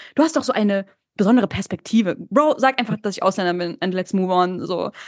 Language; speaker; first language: German; native; German